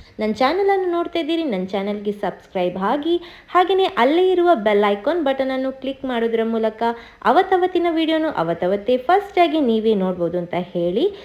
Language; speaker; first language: Kannada; native; Kannada